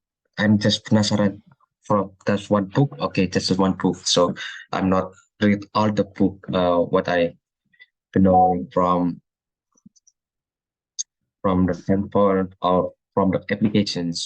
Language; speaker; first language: English; non-native, learner; Indonesian